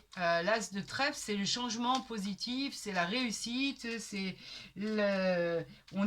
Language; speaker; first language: French; native; French